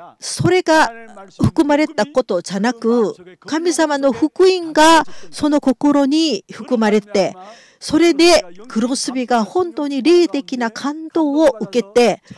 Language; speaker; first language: Japanese; non-native, fluent; Korean